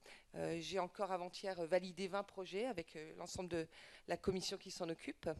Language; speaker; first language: French; native; French